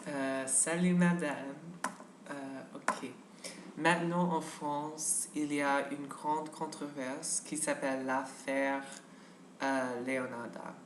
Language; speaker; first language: French; non-native, learner; English